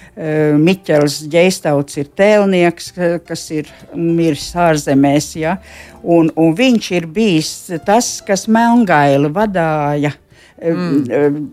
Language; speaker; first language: Latvian; native; Latvian